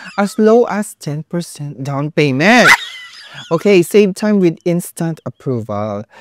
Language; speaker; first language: English; non-native, local second language; Filipino